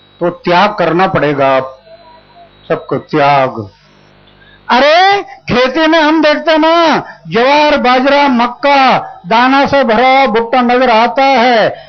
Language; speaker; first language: Hindi; non-native, local second language; Marathi